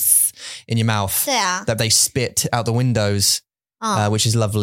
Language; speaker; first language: English; native; English